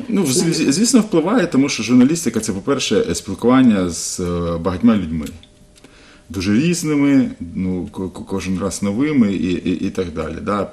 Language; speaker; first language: Ukrainian; non-native, local second language; Russian